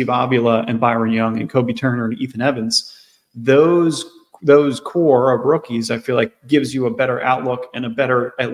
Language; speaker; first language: English; native; English